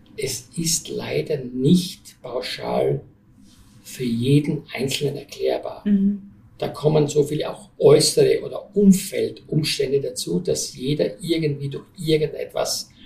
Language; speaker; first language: German; native; German